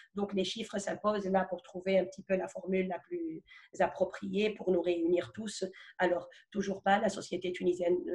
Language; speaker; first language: French; non-native, local second language; Arabic